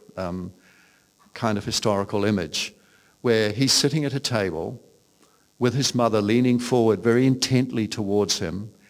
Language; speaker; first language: English; native; English